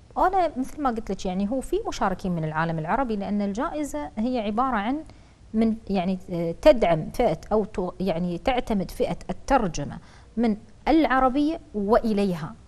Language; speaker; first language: Arabic; native; Arabic